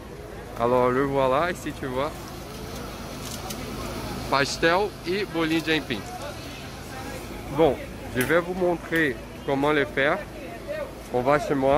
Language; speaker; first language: French; non-native, fluent; Portuguese